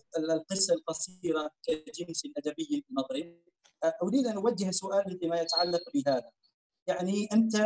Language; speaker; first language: Arabic; non-native, fluent; Indonesian